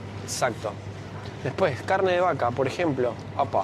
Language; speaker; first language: Spanish; native; Spanish